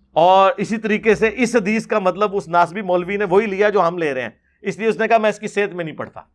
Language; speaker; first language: Urdu; non-native, local second language; Punjabi